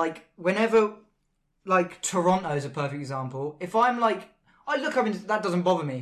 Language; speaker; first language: English; native; English